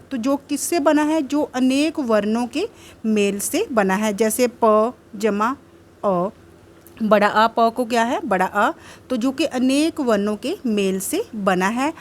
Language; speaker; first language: Hindi; native; Hindi